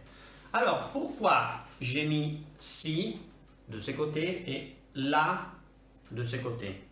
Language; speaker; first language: French; non-native, fluent; Italian